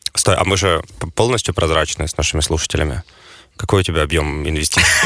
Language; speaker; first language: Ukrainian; non-native, local second language; Russian